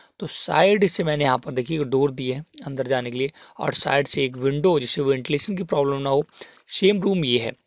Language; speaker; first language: Hindi; native; Hindi